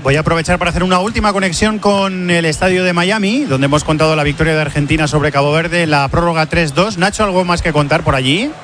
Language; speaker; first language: Spanish; native; Spanish